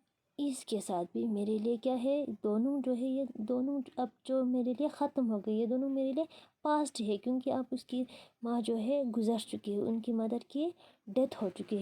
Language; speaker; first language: Hindi; non-native, local second language; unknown